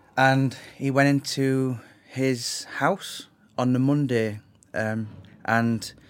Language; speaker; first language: English; native; English